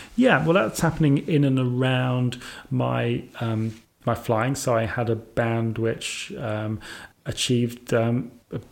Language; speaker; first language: English; native; English